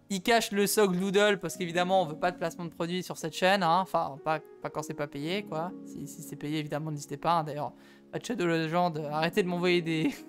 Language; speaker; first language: French; native; French